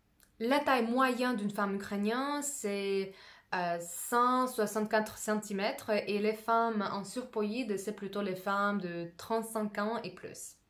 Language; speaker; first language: French; non-native, fluent; Russian